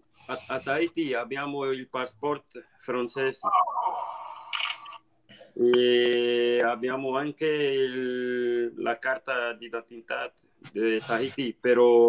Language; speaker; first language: Italian; non-native, learner; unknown